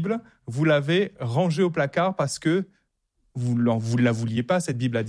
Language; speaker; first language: French; native; French